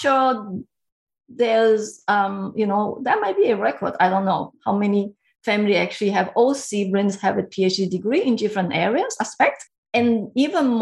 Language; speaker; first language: English; non-native, fluent; Portuguese